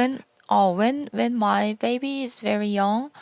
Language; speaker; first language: English; non-native, learner; Korean